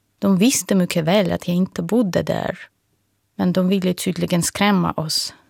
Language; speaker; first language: Swedish; non-native, fluent; Russian